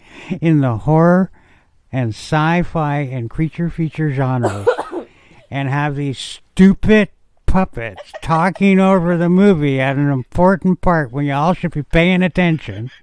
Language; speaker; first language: English; native; English